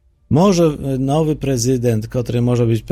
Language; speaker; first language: Polish; non-native, fluent; Ukrainian